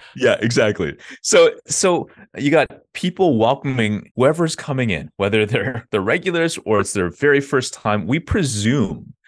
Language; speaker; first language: English; native; English